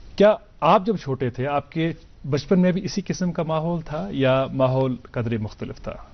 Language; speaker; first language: Hindi; non-native, local second language; Kashmiri